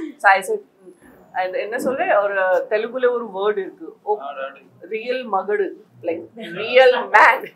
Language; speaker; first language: Tamil; non-native, local second language; Gujarati